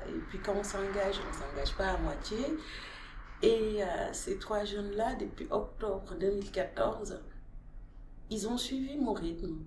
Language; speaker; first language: French; non-native, local second language; Wolof